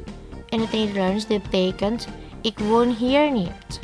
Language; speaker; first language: Dutch; non-native, learner; Indonesian